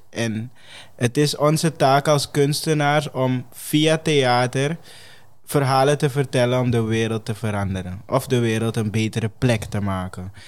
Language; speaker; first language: Dutch; non-native, fluent; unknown